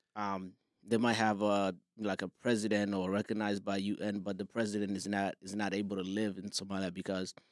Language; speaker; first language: English; non-native, fluent; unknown